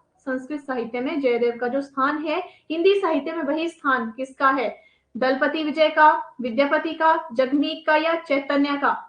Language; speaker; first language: Hindi; native; Hindi